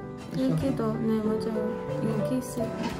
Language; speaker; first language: Korean; non-native, learner; Ukrainian